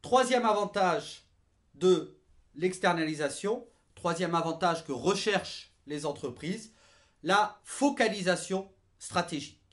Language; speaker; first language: French; native; French